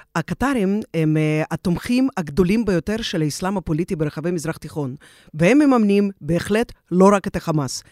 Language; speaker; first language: Hebrew; non-native, fluent; Russian